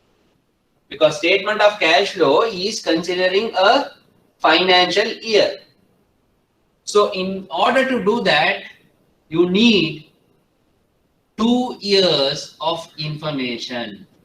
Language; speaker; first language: English; non-native, local second language; Sinhala